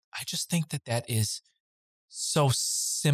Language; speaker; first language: English; native; English